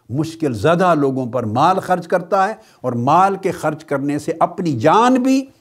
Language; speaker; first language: Urdu; non-native, local second language; Punjabi